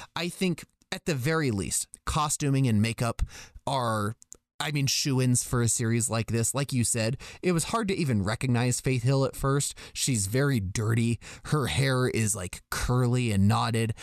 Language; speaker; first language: English; native; English